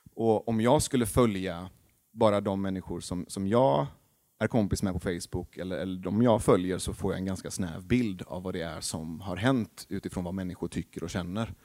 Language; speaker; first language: Swedish; early bilingual, other home language; Persian